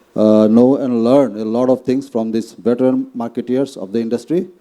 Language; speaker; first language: English; non-native, local second language; Bangla